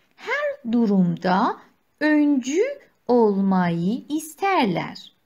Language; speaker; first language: Turkish; non-native, fluent; Persian